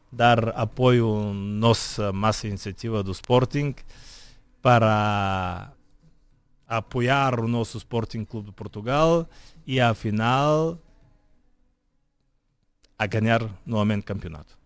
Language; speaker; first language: Portuguese; non-native, fluent; Bulgarian